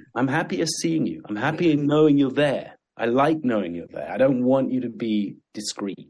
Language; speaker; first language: English; native; English